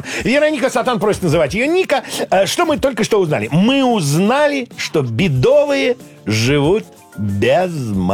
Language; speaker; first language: Russian; native; Russian